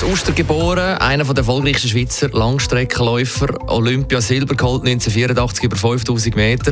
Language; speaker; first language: German; native; German